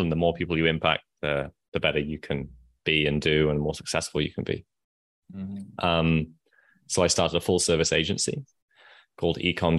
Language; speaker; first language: English; native; English